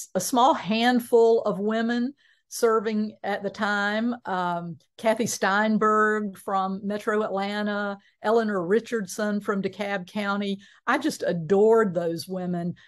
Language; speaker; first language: English; native; English